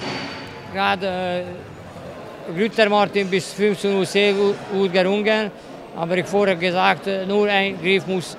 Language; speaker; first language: German; non-native, learner; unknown